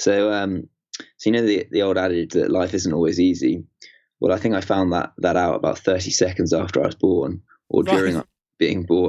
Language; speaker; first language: English; native; English